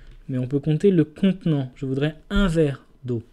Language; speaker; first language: French; non-native, fluent; English